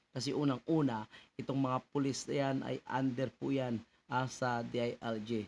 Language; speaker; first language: Filipino; native; Filipino